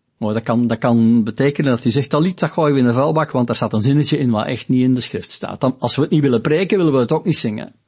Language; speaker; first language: Dutch; native; Dutch